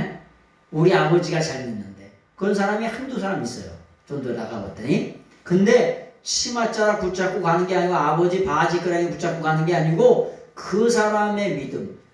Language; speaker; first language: Korean; native; Korean